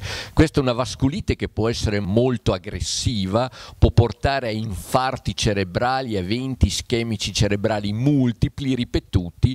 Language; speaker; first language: Italian; native; Italian